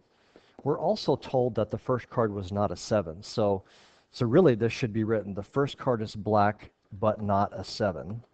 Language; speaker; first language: English; native; English